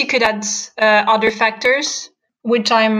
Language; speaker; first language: English; non-native, fluent; French